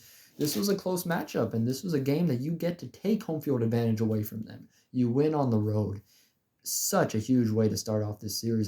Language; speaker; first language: English; native; English